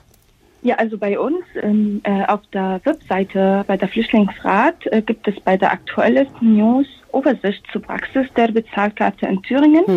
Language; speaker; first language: German; non-native, fluent; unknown